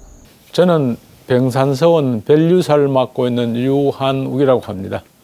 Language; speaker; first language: Korean; native; Korean